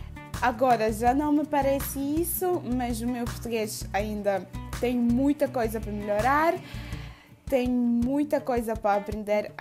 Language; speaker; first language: Portuguese; non-native, fluent; Udmurt